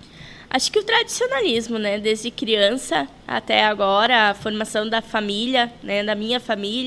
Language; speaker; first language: Portuguese; native; Portuguese